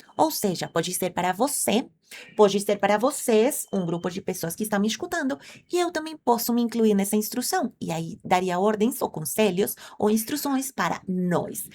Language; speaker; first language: Portuguese; non-native, fluent; Spanish